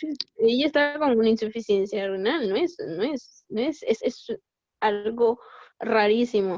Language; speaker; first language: Spanish; native; Spanish